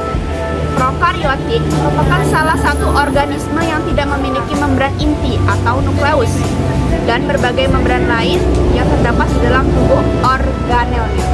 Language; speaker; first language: Indonesian; native; Indonesian